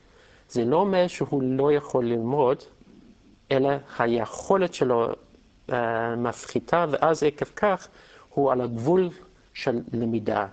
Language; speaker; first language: Hebrew; non-native, fluent; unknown